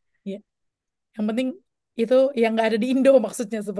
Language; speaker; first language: Indonesian; native; Indonesian